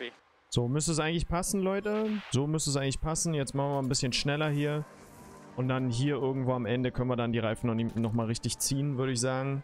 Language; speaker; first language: German; native; German